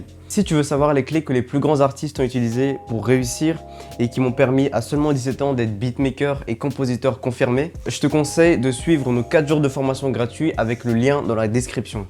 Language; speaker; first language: French; native; French